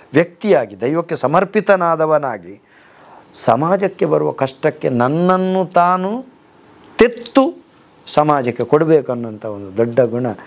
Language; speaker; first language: Kannada; non-native, local second language; Tulu